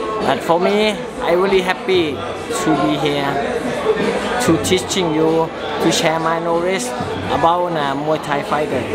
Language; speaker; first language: English; non-native, learner; Thai